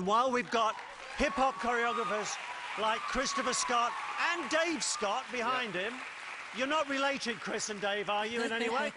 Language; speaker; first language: English; native; English